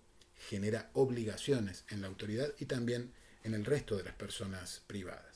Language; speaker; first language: Spanish; native; Spanish